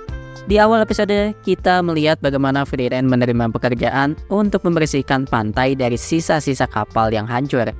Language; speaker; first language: Indonesian; native; Indonesian